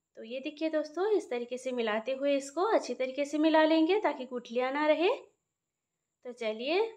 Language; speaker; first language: Hindi; non-native, local second language; Odia